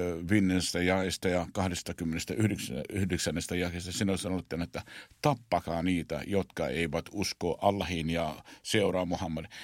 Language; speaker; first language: Finnish; non-native, fluent; Arabic